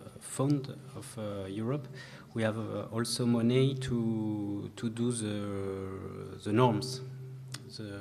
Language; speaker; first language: English; non-native, learner; French